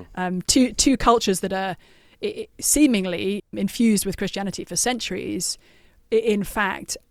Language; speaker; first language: English; native; English